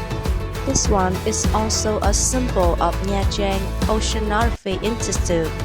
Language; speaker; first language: English; non-native, learner; Vietnamese